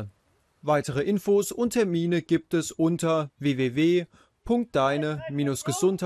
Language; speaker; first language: German; native; German